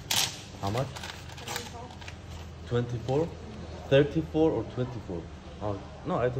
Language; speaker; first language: English; non-native, fluent; Persian